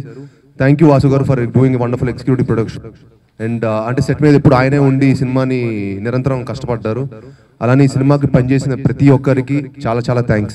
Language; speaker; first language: Telugu; native; Telugu